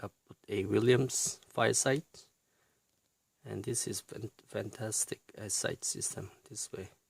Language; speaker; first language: English; non-native, fluent; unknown